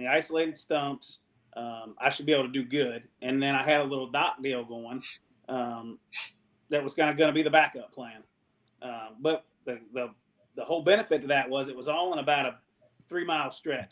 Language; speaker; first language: English; native; English